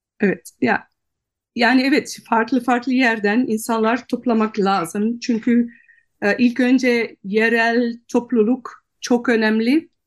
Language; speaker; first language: Turkish; non-native, fluent; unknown